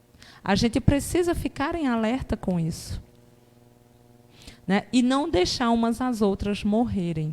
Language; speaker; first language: Portuguese; native; Portuguese